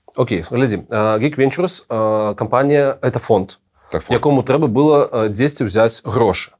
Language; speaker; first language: Belarusian; non-native, local second language; Russian